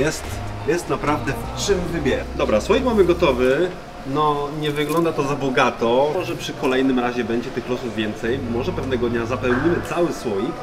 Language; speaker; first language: Polish; native; Polish